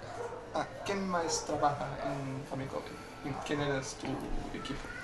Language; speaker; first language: Spanish; non-native, learner; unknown